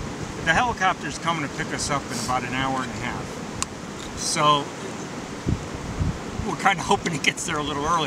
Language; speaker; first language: English; native; English